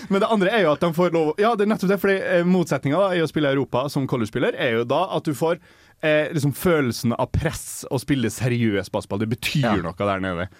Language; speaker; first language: Norwegian; native; Norwegian